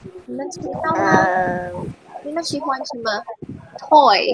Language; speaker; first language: Chinese; non-native, learner; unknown